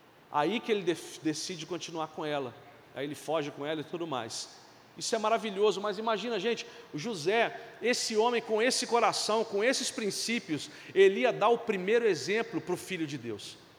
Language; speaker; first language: Portuguese; non-native, fluent; Italian